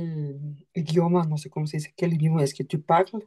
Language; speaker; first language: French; non-native, learner; Spanish